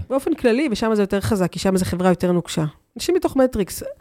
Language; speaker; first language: Hebrew; native; Hebrew